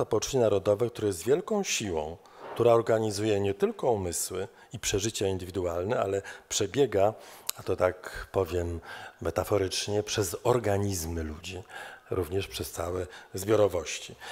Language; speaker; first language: Polish; native; Polish